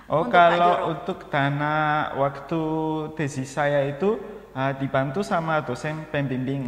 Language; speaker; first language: Indonesian; non-native, fluent; Malagasy